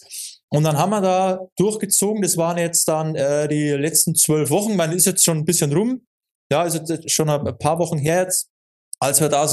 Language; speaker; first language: German; native; German